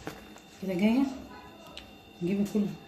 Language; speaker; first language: Arabic; native; Arabic